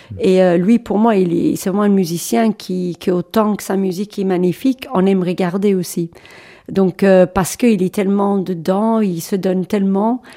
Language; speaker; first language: French; non-native, fluent; English